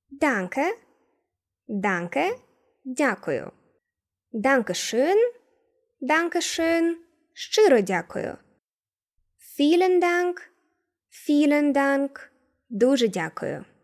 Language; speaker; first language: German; non-native, fluent; Ukrainian